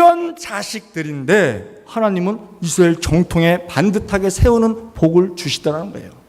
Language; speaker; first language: Korean; native; Korean